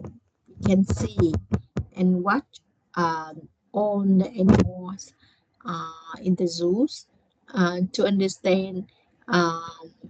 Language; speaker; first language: English; non-native, learner; Vietnamese